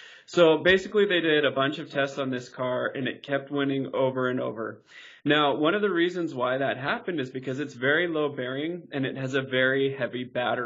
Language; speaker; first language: English; native; English